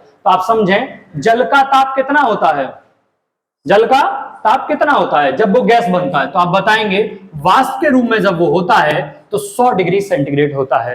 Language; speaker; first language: Hindi; native; Hindi